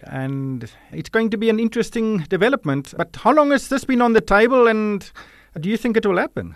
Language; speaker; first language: English; non-native, local second language; Afrikaans